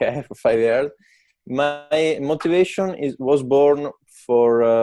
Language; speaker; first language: English; non-native, learner; Italian